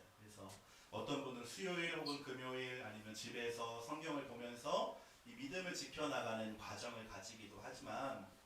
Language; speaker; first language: Korean; native; Korean